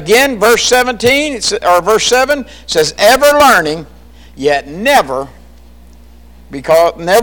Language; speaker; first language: English; native; English